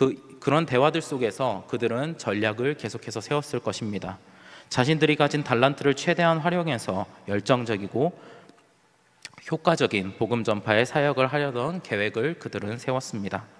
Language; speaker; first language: Korean; native; Korean